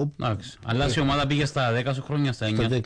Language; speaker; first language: Greek; native; Greek